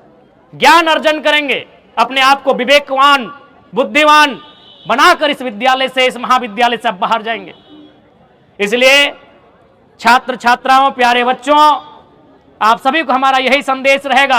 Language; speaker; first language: Hindi; non-native, local second language; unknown